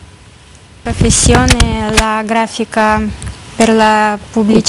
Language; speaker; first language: Italian; non-native, learner; Russian